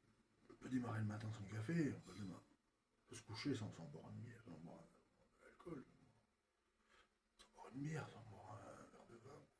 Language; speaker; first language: French; native; French